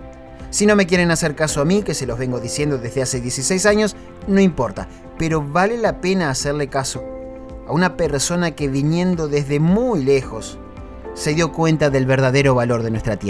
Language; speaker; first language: Spanish; native; Spanish